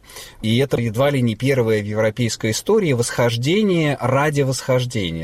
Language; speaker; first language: Russian; native; Russian